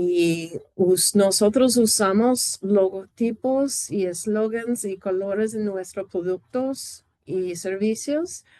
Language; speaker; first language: Spanish; non-native, fluent; English